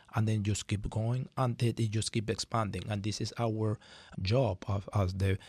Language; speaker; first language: English; non-native, fluent; Spanish